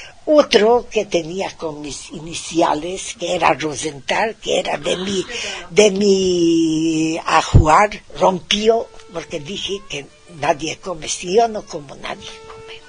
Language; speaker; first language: Spanish; non-native, fluent; Hungarian